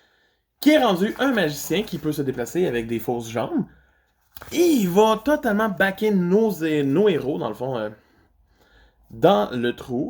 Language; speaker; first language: French; native; French